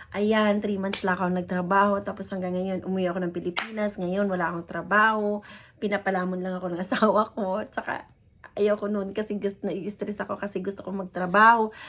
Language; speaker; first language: Filipino; non-native, local second language; Hiligaynon